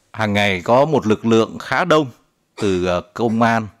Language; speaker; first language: Vietnamese; native; Vietnamese